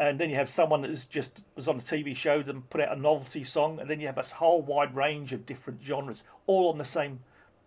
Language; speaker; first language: English; native; English